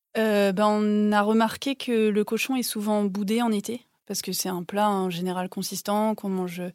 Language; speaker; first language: French; native; French